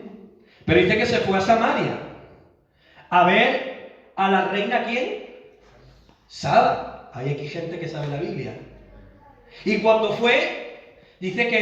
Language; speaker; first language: Spanish; native; Spanish